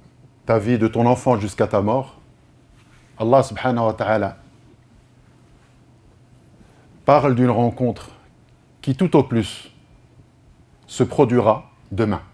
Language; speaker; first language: French; native; French